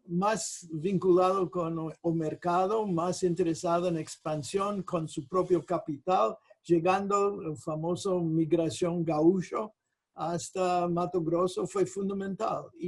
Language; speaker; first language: Spanish; non-native, fluent; English